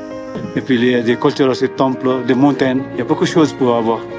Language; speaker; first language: French; non-native, learner; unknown